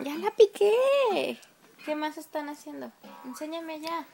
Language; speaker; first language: Spanish; native; Spanish